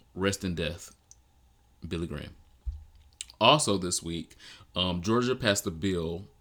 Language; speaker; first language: English; native; English